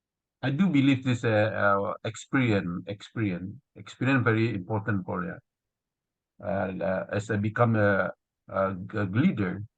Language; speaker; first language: English; non-native, learner; Indonesian